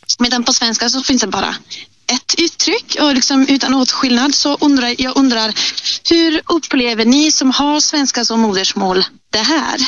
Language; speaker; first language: Swedish; non-native, fluent; Italian